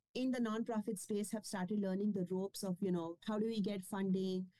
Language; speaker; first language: English; non-native, local second language; Kashmiri